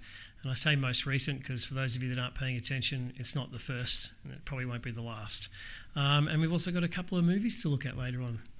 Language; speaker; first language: English; native; English